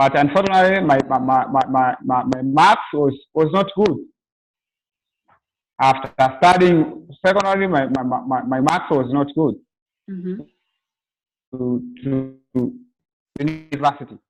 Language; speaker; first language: English; non-native, local second language; Swahili